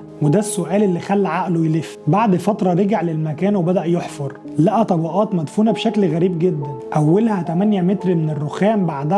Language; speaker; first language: Arabic; native; Arabic